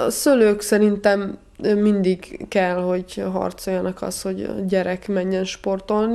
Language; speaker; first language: Hungarian; non-native, fluent; Serbian